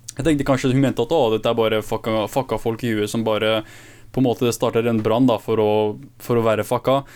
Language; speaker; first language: Norwegian; early bilingual, other home language; Kurdish